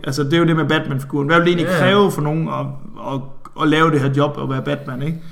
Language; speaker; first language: Danish; native; Danish